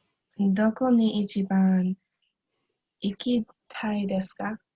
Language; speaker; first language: Japanese; non-native, learner; English